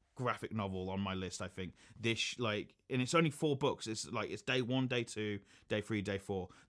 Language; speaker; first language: English; native; English